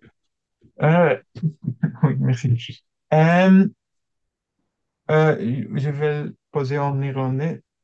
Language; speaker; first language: French; non-native, local second language; Dutch